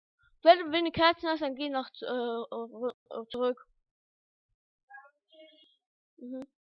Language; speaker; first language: German; early bilingual, other home language; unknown